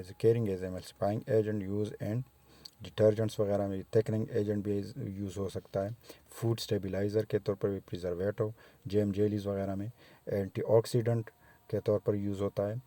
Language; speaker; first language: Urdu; non-native, local second language; Pashto